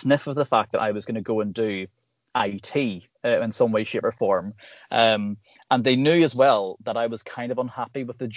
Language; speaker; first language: English; native; English